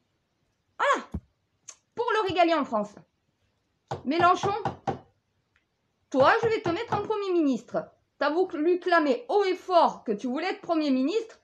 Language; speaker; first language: French; native; French